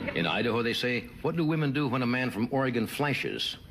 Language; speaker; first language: English; native; English